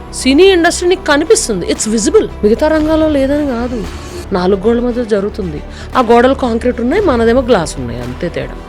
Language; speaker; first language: Telugu; native; Telugu